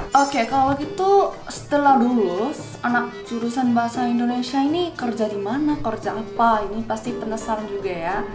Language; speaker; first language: Indonesian; non-native, fluent; Korean